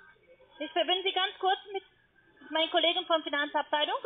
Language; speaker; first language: German; non-native, learner; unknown